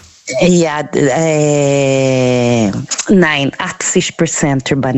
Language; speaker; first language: German; non-native, learner; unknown